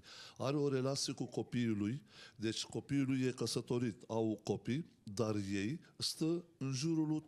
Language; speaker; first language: Romanian; non-native, learner; Turkish